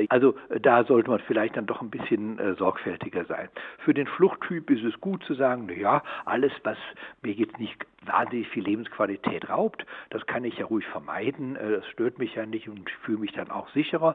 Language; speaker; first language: German; native; German